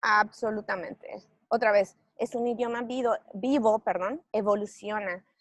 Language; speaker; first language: Spanish; native; Spanish